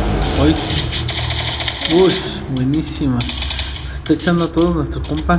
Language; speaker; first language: Spanish; native; Spanish